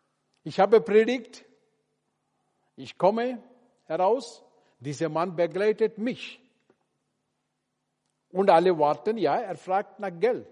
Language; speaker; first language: German; non-native, learner; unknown